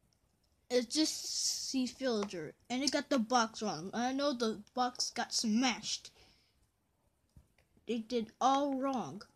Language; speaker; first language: English; native; English